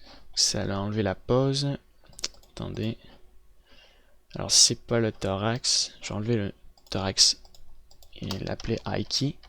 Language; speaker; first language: French; native; French